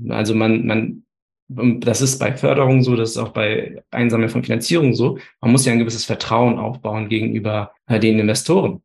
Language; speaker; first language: German; early bilingual, other home language; Turkish